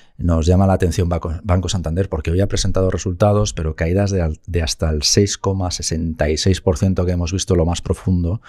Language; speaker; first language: Spanish; native; Spanish